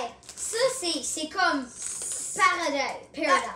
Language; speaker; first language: French; non-native, local second language; English